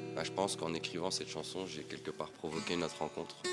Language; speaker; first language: French; native; French